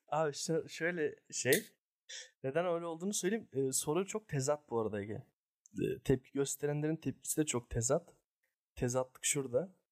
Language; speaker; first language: Turkish; early bilingual, heritage; Turkish